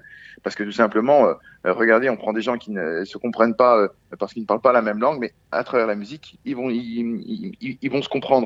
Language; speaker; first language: French; native; French